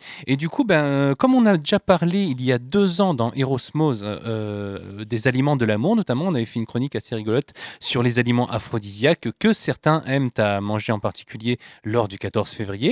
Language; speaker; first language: French; native; French